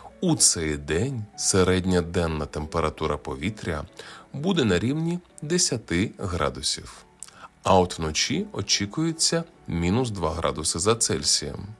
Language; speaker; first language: Ukrainian; native; Ukrainian